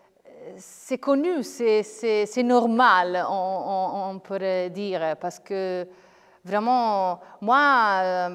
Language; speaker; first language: French; non-native, fluent; Italian